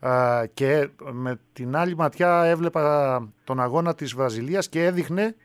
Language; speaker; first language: Greek; native; Greek